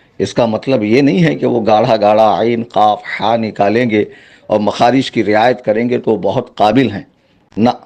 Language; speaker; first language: Urdu; native; Urdu